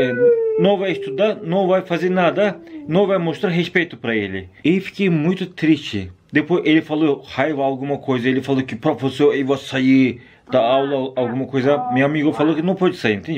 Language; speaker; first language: Portuguese; non-native, learner; Turkish